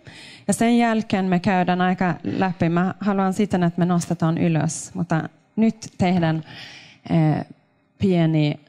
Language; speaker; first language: Finnish; non-native, local second language; Swedish